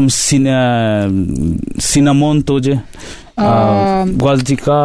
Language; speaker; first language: Russian; non-native, learner; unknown